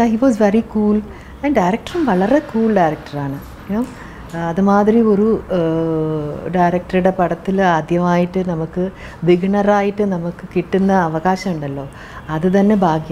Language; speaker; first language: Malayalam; non-native, fluent; Tamil